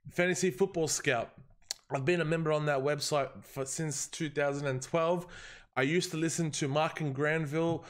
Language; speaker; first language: English; native; English